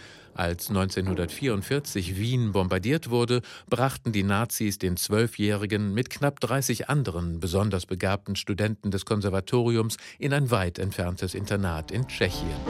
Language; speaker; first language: German; native; German